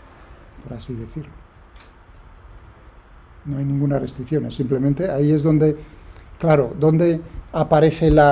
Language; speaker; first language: Spanish; native; Spanish